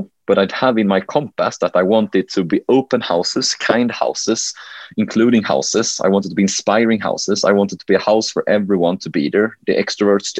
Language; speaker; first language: English; non-native, fluent; Swedish